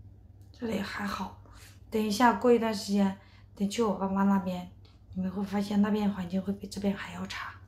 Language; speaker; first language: Chinese; native; Chinese